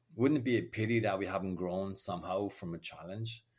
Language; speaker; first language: English; native; English